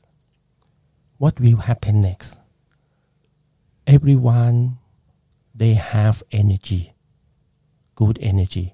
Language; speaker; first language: English; non-native, learner; Thai